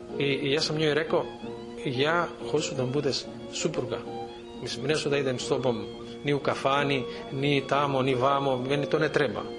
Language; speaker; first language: Serbian; non-native, fluent; Greek